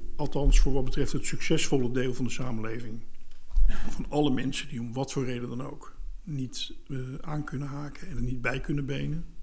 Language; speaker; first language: Dutch; native; Dutch